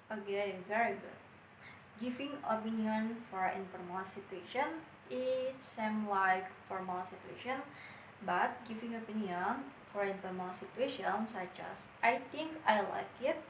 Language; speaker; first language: English; non-native, learner; Indonesian